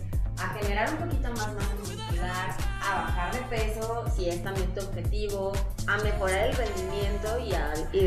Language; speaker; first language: Spanish; native; Spanish